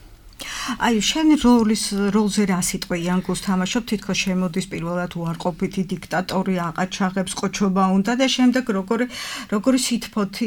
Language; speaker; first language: Georgian; native; Georgian